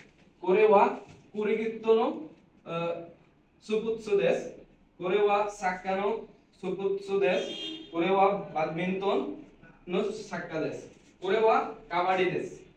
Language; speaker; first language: Japanese; non-native, learner; Bangla